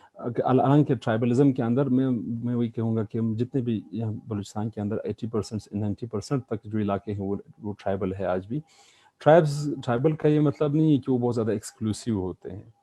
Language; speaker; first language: Urdu; non-native, local second language; Pashto